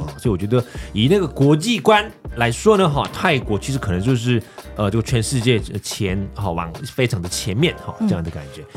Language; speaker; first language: Chinese; non-native, fluent; Korean